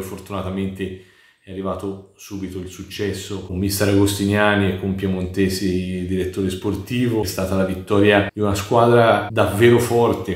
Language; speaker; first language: Italian; native; Italian